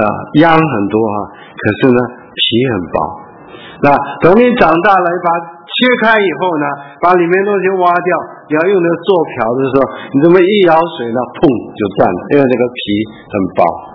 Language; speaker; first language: Chinese; early bilingual, heritage; Chinese